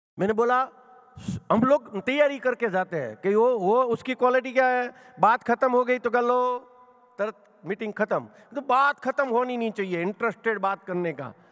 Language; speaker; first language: Hindi; non-native, local second language; Gujarati